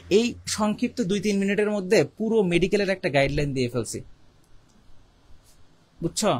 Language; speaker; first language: Bangla; native; Bangla